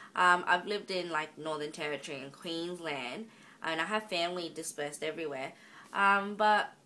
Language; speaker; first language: English; native; English